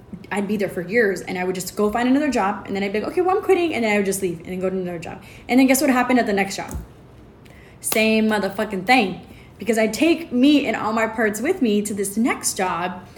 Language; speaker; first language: English; early bilingual, other home language; Spanish